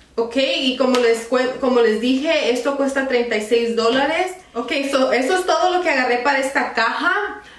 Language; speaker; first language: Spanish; early bilingual, other home language; English